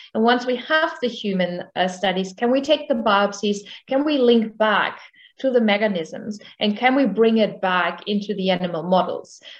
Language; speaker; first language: English; non-native, fluent; German